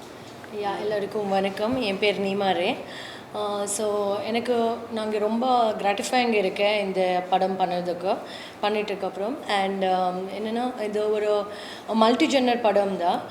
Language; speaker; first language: Tamil; non-native, learner; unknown